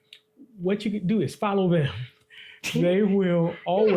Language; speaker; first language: English; native; English